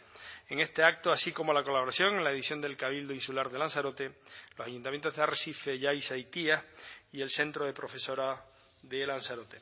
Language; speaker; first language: Spanish; native; Spanish